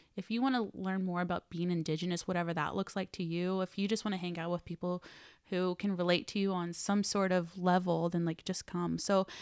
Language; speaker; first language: English; native; English